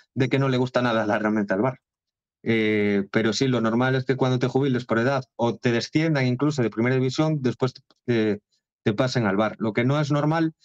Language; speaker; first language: Spanish; non-native, local second language; Galician